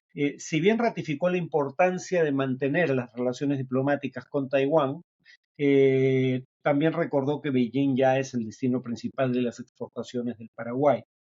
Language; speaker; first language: Spanish; native; Spanish